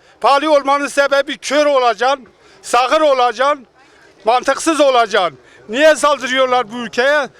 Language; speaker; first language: Turkish; non-native, local second language; Kurdish